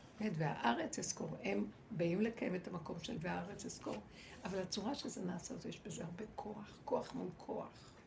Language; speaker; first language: Hebrew; native; Hebrew